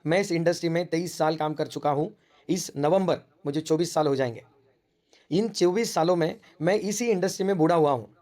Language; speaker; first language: Hindi; non-native, local second language; Marathi